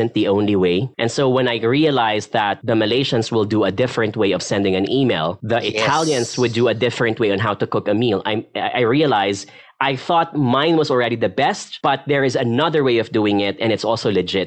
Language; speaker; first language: English; non-native, local second language; Filipino